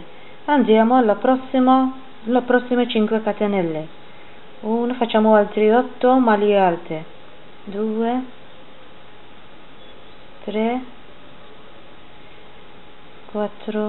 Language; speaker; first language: Italian; non-native, fluent; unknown